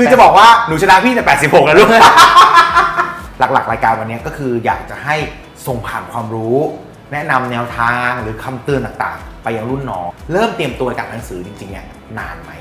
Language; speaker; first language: Thai; native; Thai